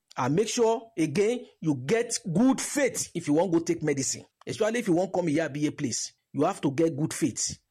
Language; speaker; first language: Nigerian Pidgin; non-native, local second language; Yoruba